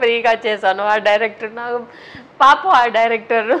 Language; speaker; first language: Telugu; non-native, learner; Tamil